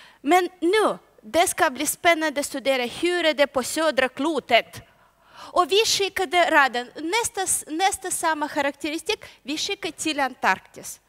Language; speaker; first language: Swedish; non-native, learner; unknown